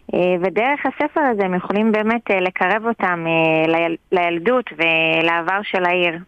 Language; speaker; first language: Hebrew; native; Hebrew